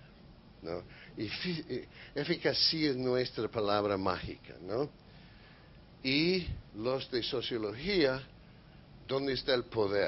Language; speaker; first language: Spanish; non-native, fluent; English